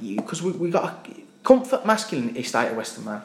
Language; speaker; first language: English; native; English